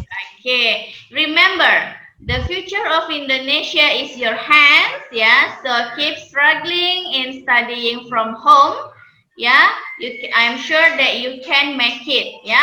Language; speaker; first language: English; non-native, fluent; Indonesian